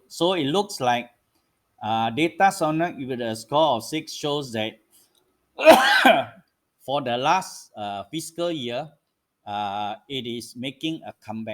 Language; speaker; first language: English; non-native, local second language; Malay